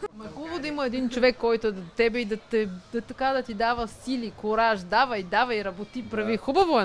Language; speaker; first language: Bulgarian; native; Bulgarian